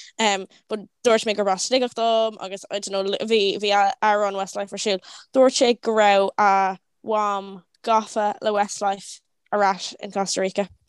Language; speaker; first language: Irish; non-native, local second language; English